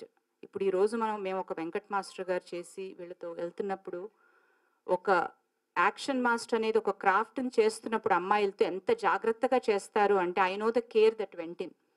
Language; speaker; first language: Telugu; native; Telugu